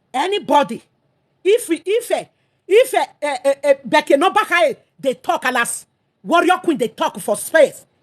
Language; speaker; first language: Nigerian Pidgin; native; Nigerian Pidgin